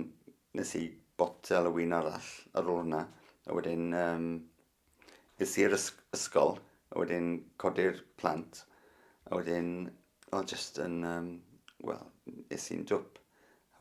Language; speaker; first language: Welsh; non-native, learner; English